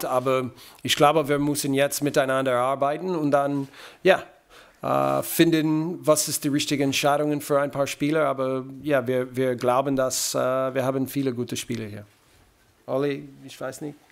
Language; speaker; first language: German; non-native, fluent; English